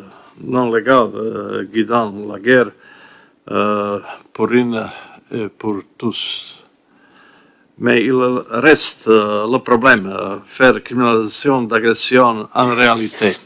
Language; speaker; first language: French; non-native, learner; Bosnian